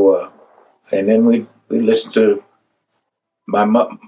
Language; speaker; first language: English; native; English